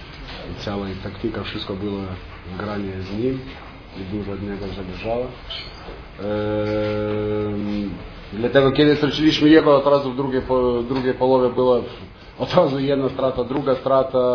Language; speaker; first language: Polish; non-native, fluent; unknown